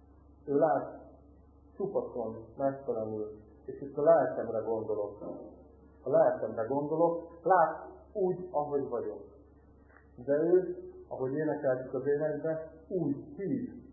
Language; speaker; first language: Hungarian; native; Hungarian